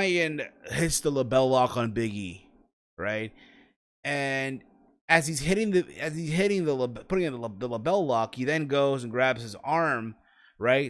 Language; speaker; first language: English; native; English